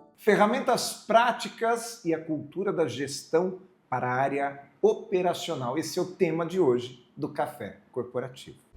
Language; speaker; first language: Portuguese; native; Portuguese